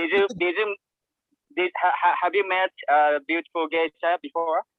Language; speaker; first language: English; non-native, learner; Japanese